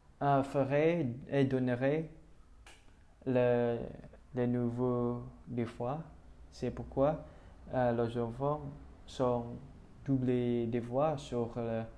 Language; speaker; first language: French; non-native, learner; Indonesian